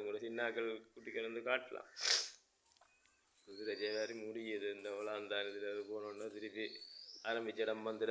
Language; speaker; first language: Tamil; native; Tamil